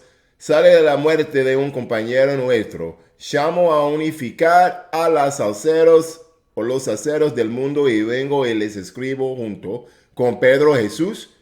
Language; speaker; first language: Spanish; non-native, fluent; English